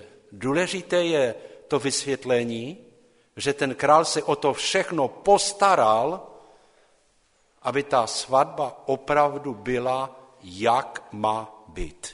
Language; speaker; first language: Czech; non-native, local second language; Polish